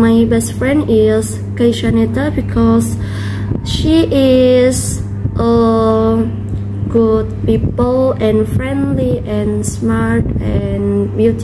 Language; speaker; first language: English; non-native, learner; Indonesian